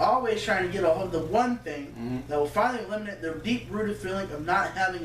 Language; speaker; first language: English; native; English